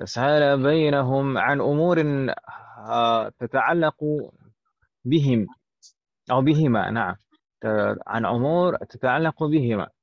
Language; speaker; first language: Arabic; non-native, fluent; Indonesian